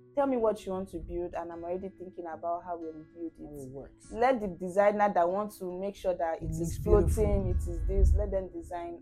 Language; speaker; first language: English; non-native, local second language; Yoruba